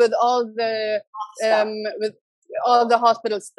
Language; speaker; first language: English; non-native, learner; German